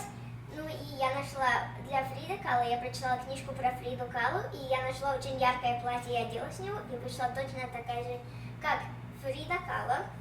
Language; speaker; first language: Russian; early bilingual, heritage; Russian